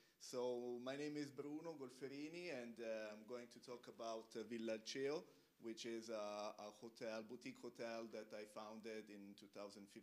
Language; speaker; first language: English; non-native, fluent; Italian